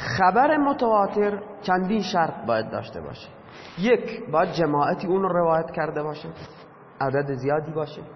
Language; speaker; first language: Persian; non-native, local second language; Baluchi